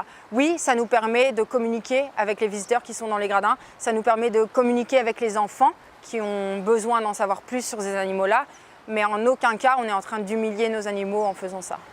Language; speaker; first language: French; native; French